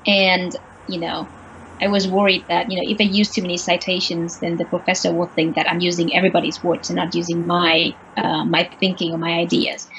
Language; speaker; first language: English; non-native, fluent; Vietnamese